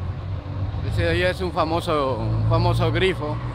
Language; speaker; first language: Spanish; native; Spanish